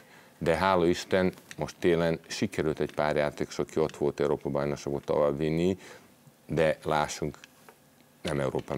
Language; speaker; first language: Hungarian; non-native, fluent; Serbian